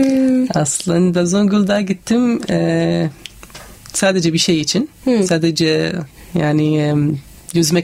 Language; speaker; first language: Turkish; non-native, learner; Arabic